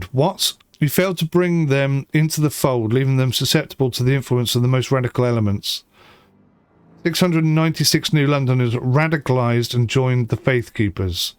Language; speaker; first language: English; native; English